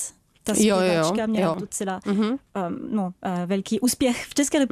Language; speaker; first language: Czech; non-native, fluent; French